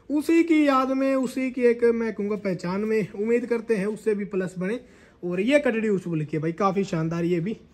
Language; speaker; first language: Hindi; native; Hindi